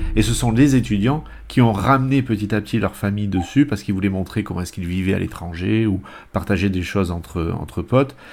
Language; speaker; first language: French; native; French